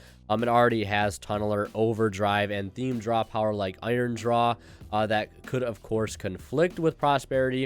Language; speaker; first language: English; native; English